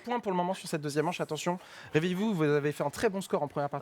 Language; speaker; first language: French; native; French